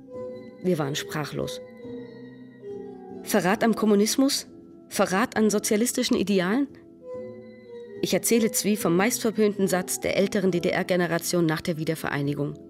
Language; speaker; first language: German; native; German